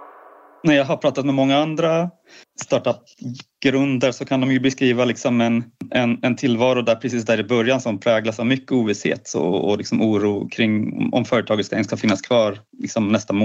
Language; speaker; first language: Swedish; native; Swedish